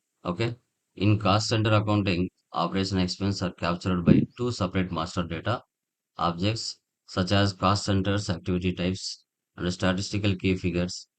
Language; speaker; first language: English; non-native, local second language; Telugu